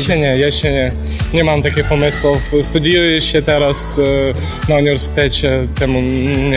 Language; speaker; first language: Polish; non-native, learner; Ukrainian